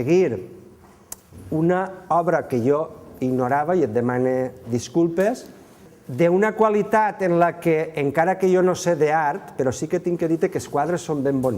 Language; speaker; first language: Catalan; native; Catalan